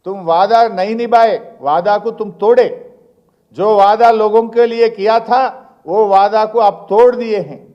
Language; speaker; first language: Hindi; non-native, local second language; Telugu